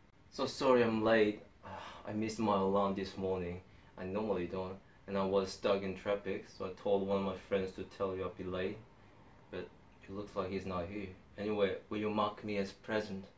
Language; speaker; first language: English; non-native, fluent; Korean